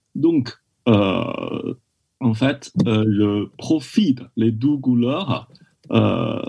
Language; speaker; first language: French; non-native, learner; Chinese